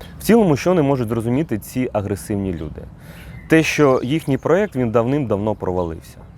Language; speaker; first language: Ukrainian; native; Ukrainian